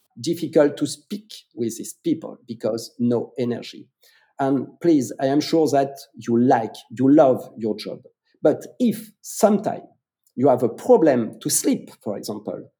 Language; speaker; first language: English; non-native, fluent; French